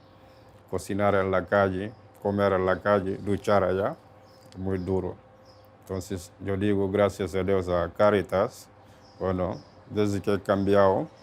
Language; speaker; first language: Spanish; non-native, learner; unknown